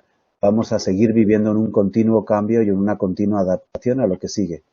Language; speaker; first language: Spanish; native; Spanish